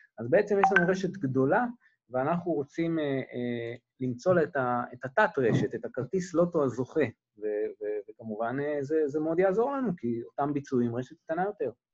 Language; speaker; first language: Hebrew; native; Hebrew